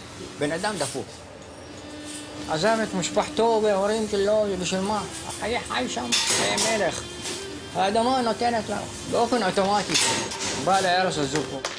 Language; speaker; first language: Hebrew; non-native, fluent; Arabic